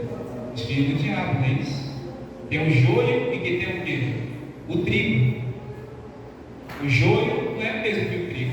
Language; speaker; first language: Portuguese; native; Portuguese